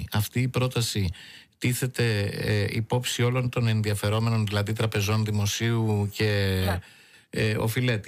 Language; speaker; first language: Greek; native; Greek